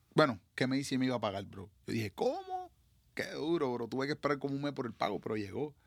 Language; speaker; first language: Spanish; native; Spanish